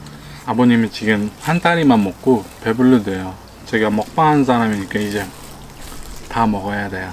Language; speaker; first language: Korean; non-native, learner; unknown